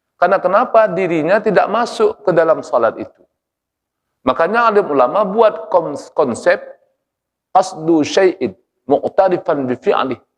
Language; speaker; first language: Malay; native; Malay